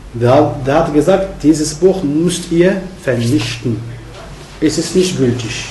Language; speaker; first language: German; non-native, fluent; Arabic